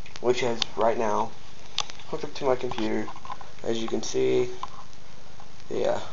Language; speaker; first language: English; native; English